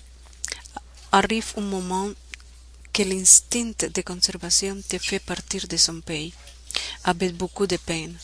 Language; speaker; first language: French; non-native, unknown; Spanish